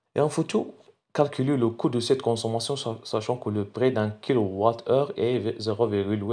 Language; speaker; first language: French; non-native, local second language; Arabic